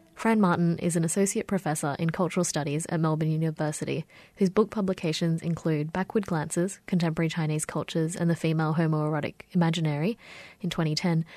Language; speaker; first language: English; early bilingual, other home language; Chinese